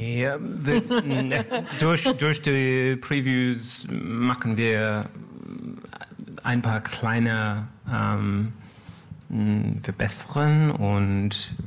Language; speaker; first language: German; non-native, learner; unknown